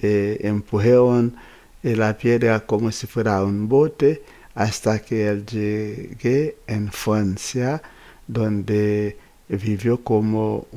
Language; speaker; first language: Spanish; non-native, fluent; Haitian Creole